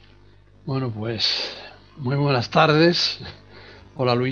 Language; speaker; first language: Spanish; native; Spanish